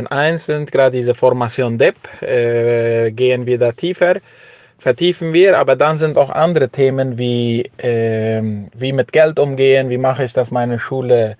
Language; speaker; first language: German; early bilingual, heritage; German